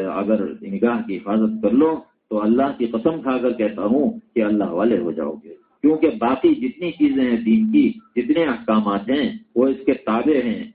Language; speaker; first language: Urdu; native; Urdu